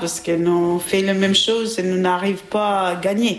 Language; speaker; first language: French; non-native, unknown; Albanian